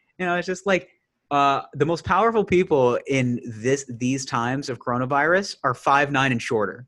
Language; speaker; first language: English; native; English